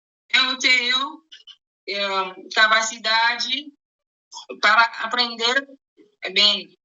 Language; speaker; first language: Portuguese; non-native, learner; Haitian Creole